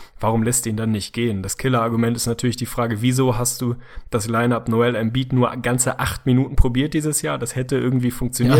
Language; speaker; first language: German; native; German